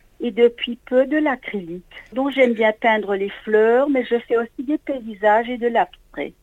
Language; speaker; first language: French; non-native, local second language; Swiss German